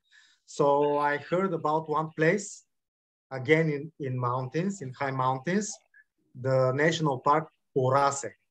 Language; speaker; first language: English; non-native, learner; Bulgarian